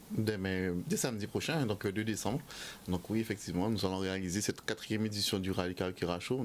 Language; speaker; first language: French; native; French